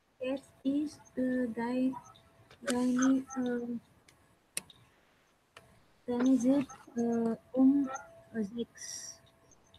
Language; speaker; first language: German; non-native, learner; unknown